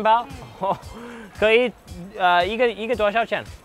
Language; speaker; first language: Chinese; non-native, learner; English